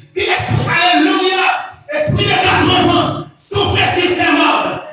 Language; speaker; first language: French; non-native, local second language; Haitian Creole